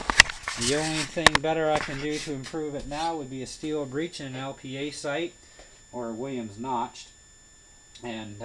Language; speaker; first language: English; native; English